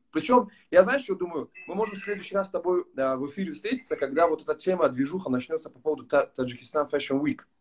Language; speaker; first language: Russian; non-native, local second language; Tajik